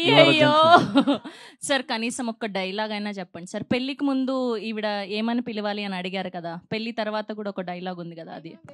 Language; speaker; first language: Telugu; native; Telugu